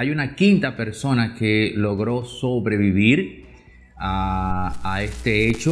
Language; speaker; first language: Spanish; native; Spanish